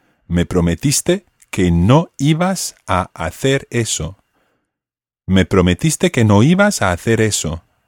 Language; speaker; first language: Spanish; non-native, fluent; English